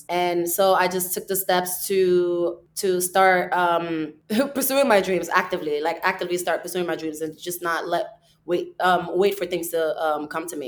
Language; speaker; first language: English; early bilingual, other home language; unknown